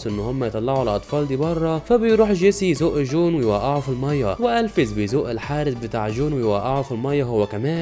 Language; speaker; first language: Arabic; native; Arabic